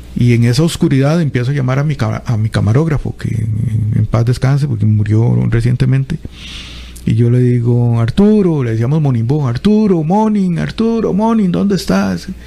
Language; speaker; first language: Spanish; native; Spanish